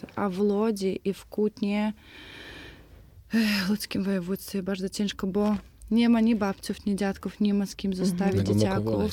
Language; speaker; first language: Polish; non-native, fluent; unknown